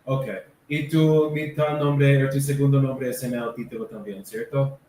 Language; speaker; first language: Spanish; non-native, learner; English